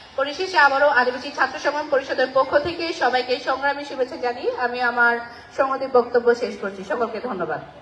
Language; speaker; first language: Bangla; non-native, local second language; Garo